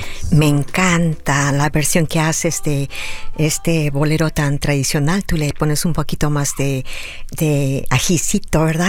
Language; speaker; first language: Spanish; native; Spanish